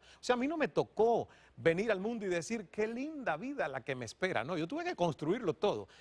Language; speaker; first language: Spanish; native; Spanish